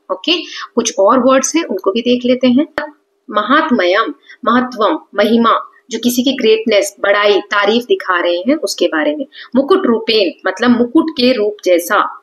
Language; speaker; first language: Hindi; native; Hindi